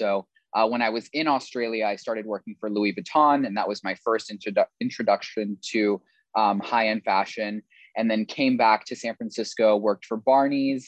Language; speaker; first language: English; native; English